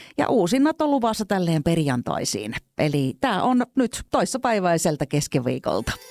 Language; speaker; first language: Finnish; native; Finnish